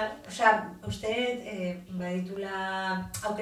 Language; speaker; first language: Basque; non-native, local second language; Spanish